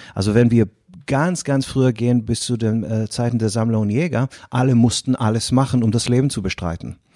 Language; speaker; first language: German; non-native, fluent; Hebrew